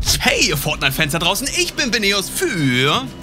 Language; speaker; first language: German; native; German